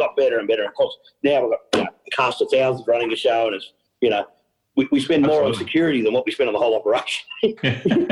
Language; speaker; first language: English; native; English